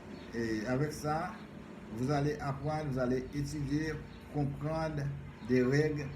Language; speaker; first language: French; non-native, fluent; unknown